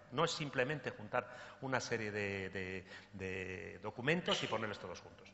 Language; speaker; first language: Spanish; native; Spanish